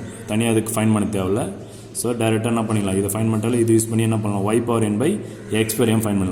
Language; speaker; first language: Tamil; native; Tamil